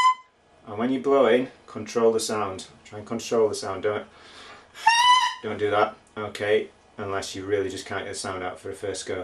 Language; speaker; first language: English; native; English